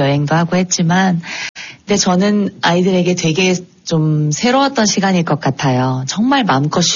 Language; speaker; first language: Korean; native; Korean